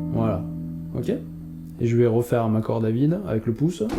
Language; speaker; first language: French; native; French